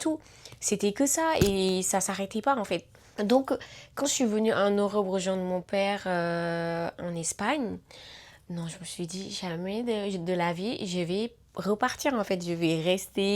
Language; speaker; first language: French; non-native, local second language; Wolof